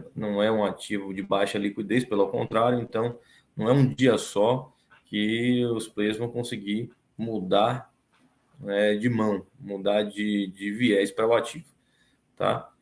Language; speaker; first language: Portuguese; native; Portuguese